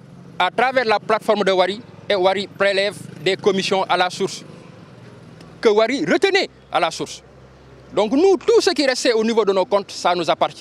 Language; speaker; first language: French; non-native, local second language; Wolof